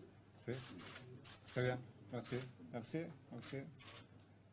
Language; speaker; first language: French; non-native, fluent; Spanish